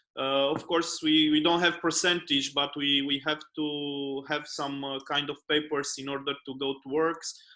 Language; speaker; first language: English; non-native, fluent; Romanian